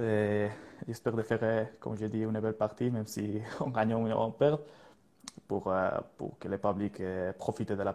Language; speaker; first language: French; non-native, learner; Spanish